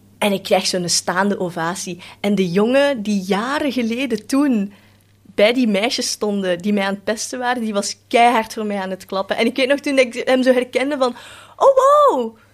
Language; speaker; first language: Dutch; early bilingual, other home language; Cantonese